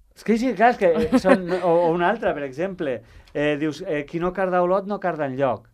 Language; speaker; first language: Catalan; native; Catalan